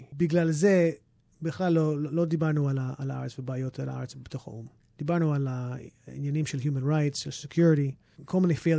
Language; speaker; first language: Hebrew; early bilingual, heritage; English